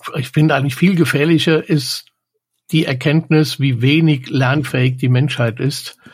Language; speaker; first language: German; native; German